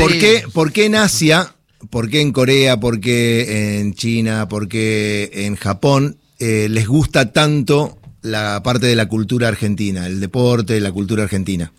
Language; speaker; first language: Spanish; native; Spanish